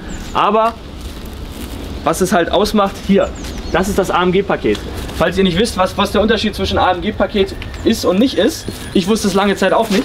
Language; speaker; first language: German; native; German